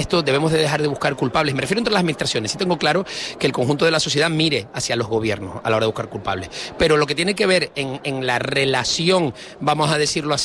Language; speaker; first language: Spanish; native; Spanish